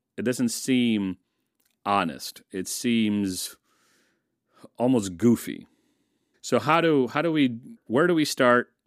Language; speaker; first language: English; early bilingual, other home language; Russian